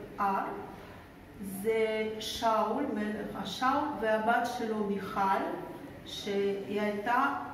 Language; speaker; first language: Hebrew; non-native, fluent; Russian